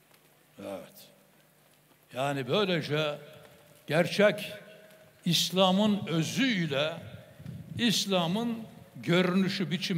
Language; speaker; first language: Turkish; native; Turkish